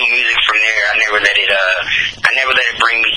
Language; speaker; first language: English; native; English